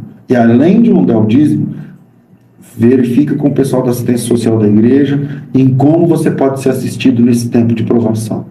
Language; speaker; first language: Portuguese; native; Portuguese